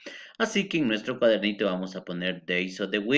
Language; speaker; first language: Spanish; native; Spanish